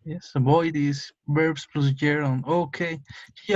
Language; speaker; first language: English; non-native, learner; Spanish